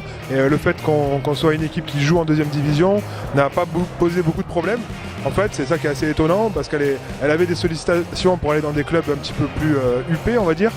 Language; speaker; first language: French; native; French